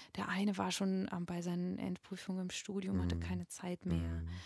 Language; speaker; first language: German; non-native, fluent; Russian